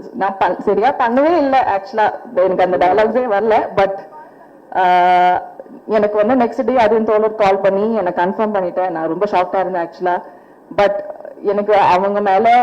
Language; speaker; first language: Tamil; non-native, fluent; Malayalam